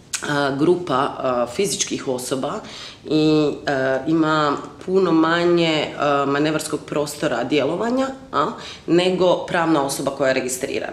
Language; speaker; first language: Croatian; native; Croatian